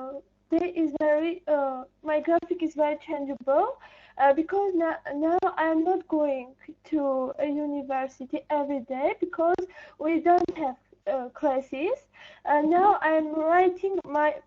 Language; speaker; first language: English; non-native, learner; Armenian